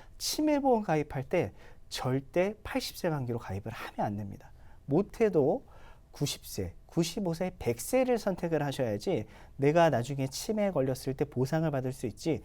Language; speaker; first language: Korean; native; Korean